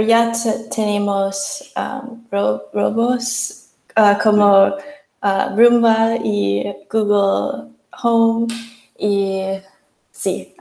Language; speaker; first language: Spanish; non-native, learner; English